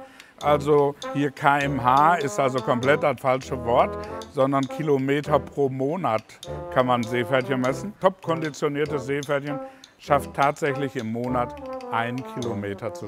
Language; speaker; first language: German; native; German